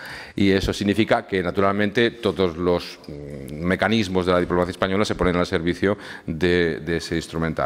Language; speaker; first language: Spanish; native; Spanish